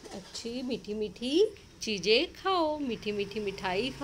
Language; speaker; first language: Hindi; non-native, local second language; Marathi